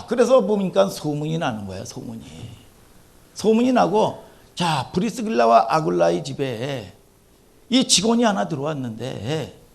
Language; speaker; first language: Korean; native; Korean